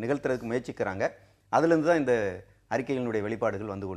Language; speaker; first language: Tamil; native; Tamil